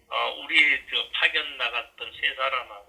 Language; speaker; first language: Korean; native; Korean